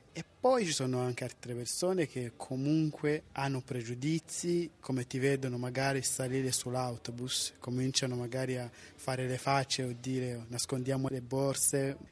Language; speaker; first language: Italian; non-native, fluent; Kinyarwanda